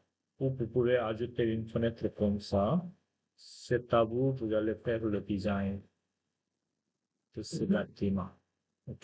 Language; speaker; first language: French; non-native, fluent; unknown